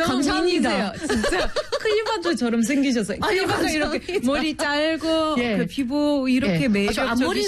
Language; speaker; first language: Korean; non-native, fluent; Arabic